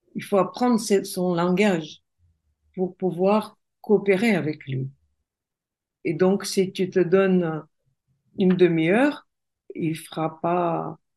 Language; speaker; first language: French; non-native, fluent; Russian